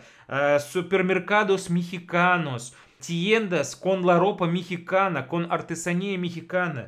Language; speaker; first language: Spanish; non-native, fluent; Russian